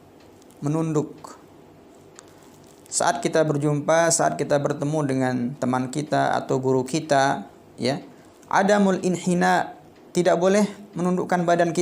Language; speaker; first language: Indonesian; native; Indonesian